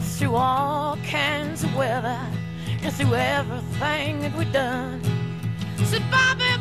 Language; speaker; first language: English; native; English